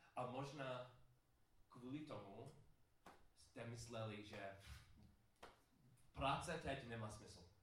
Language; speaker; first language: Czech; non-native, learner; English